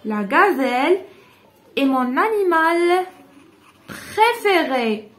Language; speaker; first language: French; non-native, local second language; Arabic